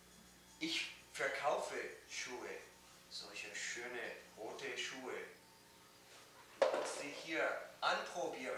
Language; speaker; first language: German; non-native, learner; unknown